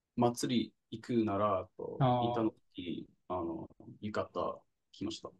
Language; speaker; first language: Japanese; non-native, fluent; English